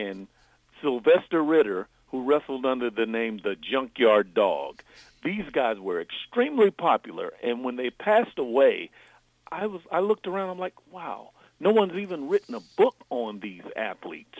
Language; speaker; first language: English; native; English